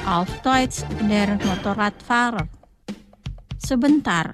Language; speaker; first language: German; non-native, fluent; Indonesian